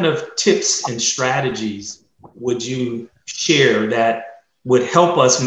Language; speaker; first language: English; native; English